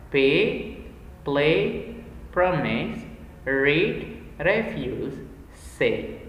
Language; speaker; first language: English; non-native, fluent; Indonesian